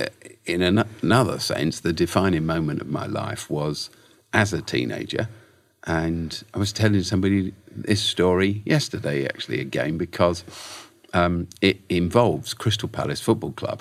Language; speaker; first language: English; native; English